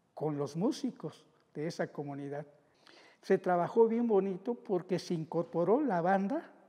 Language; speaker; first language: Spanish; non-native, local second language; Zapotec